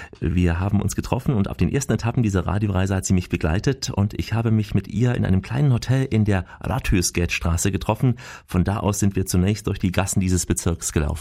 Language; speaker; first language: German; native; German